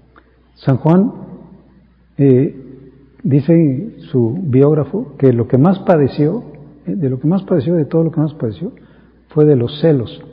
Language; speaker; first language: Spanish; native; Spanish